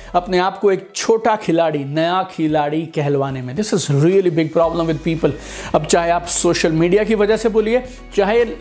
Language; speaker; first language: Hindi; native; Hindi